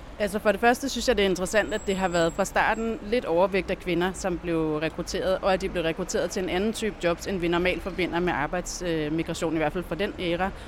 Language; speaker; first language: Danish; native; Danish